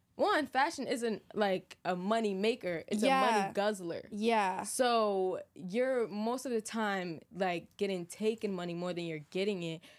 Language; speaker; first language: English; native; English